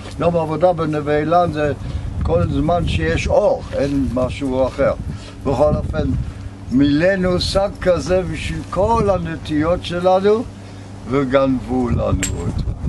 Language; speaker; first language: Hebrew; non-native, fluent; German